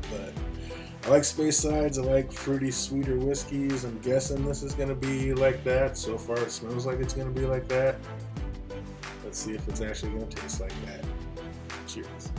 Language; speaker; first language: English; native; English